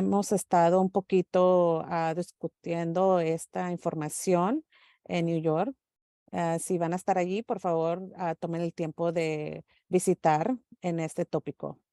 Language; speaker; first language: Spanish; early bilingual, heritage; English